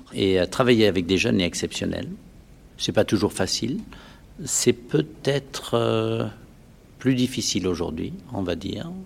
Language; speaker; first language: French; native; French